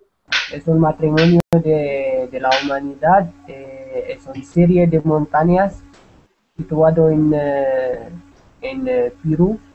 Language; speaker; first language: Spanish; non-native, learner; Arabic